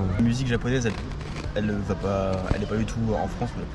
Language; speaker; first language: French; native; French